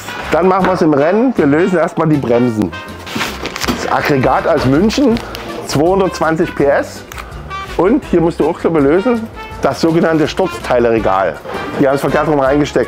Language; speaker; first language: German; native; German